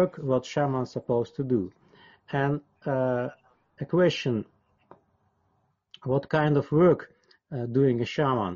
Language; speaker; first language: English; non-native, fluent; Russian